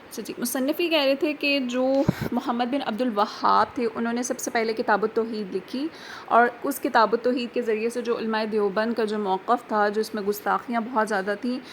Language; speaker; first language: Urdu; native; Urdu